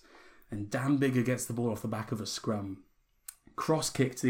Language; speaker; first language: English; native; English